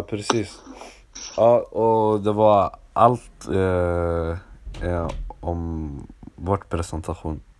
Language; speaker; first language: Swedish; non-native, local second language; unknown